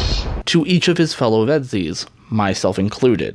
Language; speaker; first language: English; native; English